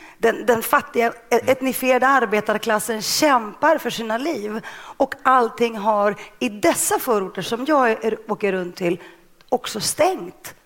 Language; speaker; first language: Swedish; early bilingual, other home language; Greek